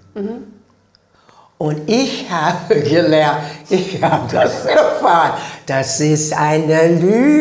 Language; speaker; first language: German; non-native, learner; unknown